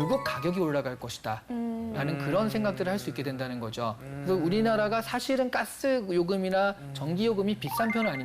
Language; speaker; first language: Korean; native; Korean